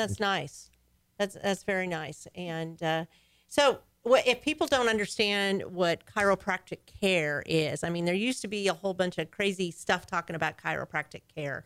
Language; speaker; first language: English; native; English